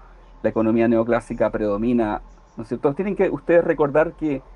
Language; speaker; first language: Spanish; native; Spanish